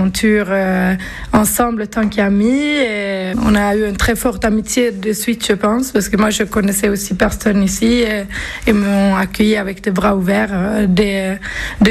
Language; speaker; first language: French; non-native, fluent; Swedish